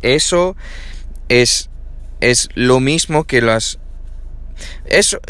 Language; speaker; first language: Spanish; non-native, learner; English